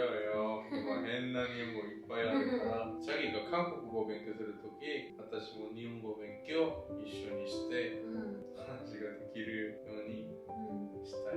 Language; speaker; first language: Japanese; non-native, learner; Korean